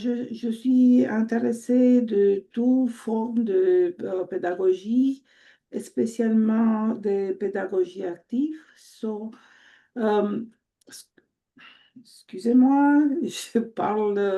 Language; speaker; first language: French; non-native, learner; Romanian